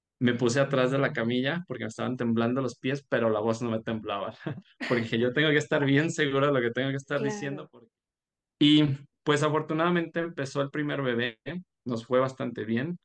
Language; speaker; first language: Spanish; native; Spanish